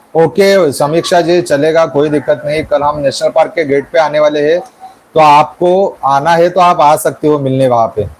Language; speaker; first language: Hindi; non-native, local second language; Marathi